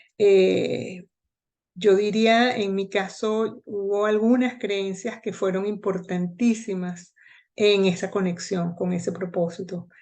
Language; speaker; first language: Spanish; native; Spanish